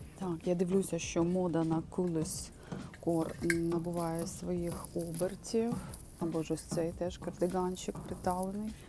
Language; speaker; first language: Ukrainian; non-native, local second language; Russian